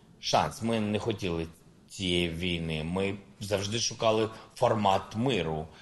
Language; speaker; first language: Ukrainian; non-native, local second language; Russian